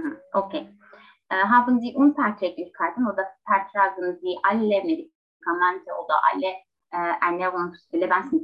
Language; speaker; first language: German; non-native, learner; Turkish